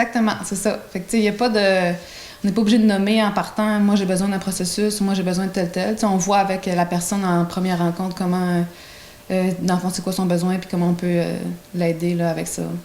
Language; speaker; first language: French; native; French